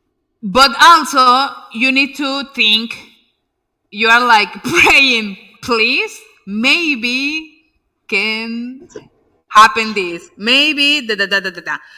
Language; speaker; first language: English; non-native, learner; Spanish